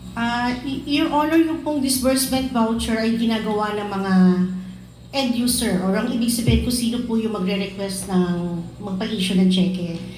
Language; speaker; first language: Filipino; native; Filipino